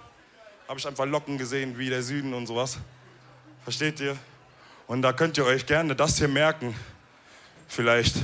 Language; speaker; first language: German; early bilingual, other home language; Wolof